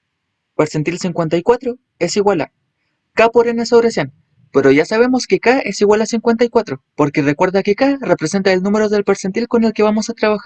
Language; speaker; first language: Spanish; native; Spanish